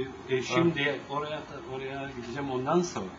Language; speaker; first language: Turkish; non-native, local second language; Ladino